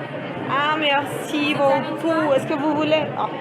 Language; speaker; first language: French; non-native, learner; Spanish